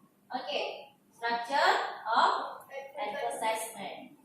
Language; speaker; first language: English; non-native, learner; Indonesian